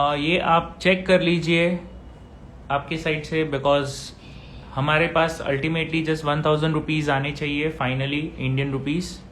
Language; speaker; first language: Hindi; native; Hindi